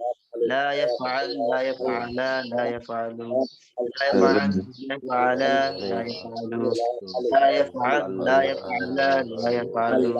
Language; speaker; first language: Arabic; non-native, learner; Bangla